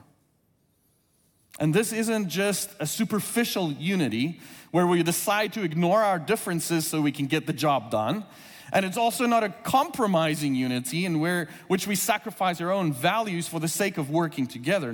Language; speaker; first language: English; non-native, local second language; Afrikaans